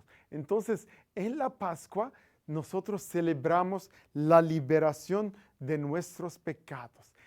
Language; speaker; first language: Spanish; non-native, fluent; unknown